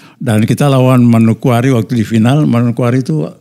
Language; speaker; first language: Indonesian; native; Indonesian